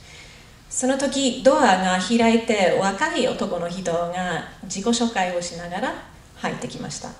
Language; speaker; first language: Japanese; non-native, fluent; English